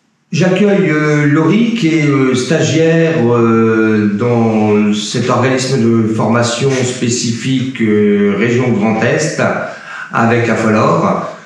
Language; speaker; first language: French; native; French